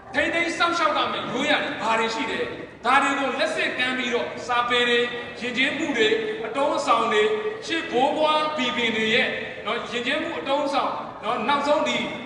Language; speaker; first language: Burmese; non-native, local second language; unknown